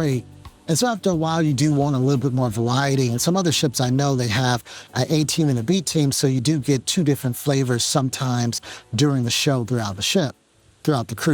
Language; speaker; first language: English; native; English